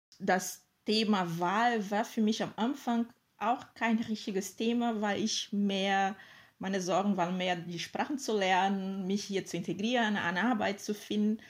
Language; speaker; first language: German; non-native, fluent; Portuguese